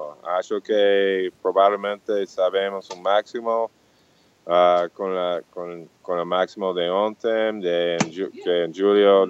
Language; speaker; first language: Portuguese; non-native, fluent; English